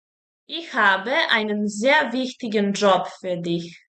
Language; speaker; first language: German; non-native, fluent; Serbian